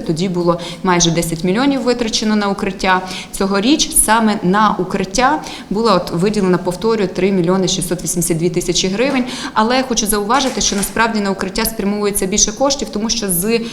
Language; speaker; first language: Ukrainian; native; Ukrainian